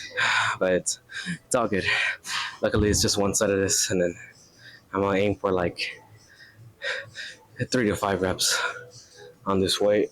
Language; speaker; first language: English; native; English